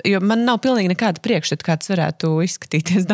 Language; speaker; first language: Latvian; native; Latvian